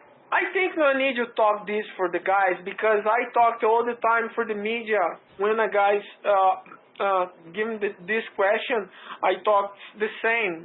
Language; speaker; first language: English; non-native, learner; Portuguese